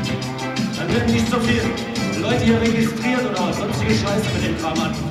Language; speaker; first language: German; native; German